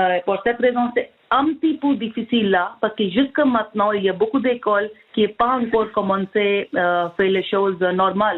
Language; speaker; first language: French; non-native, learner; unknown